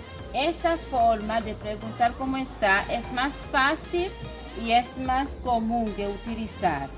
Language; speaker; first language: Spanish; non-native, fluent; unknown